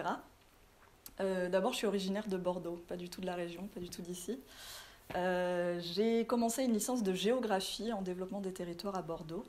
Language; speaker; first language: French; native; French